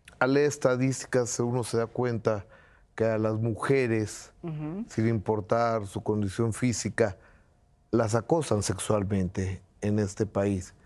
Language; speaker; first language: Spanish; native; Spanish